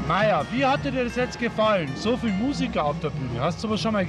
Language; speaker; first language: German; native; German